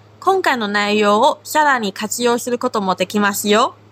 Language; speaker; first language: Japanese; non-native, fluent; Chinese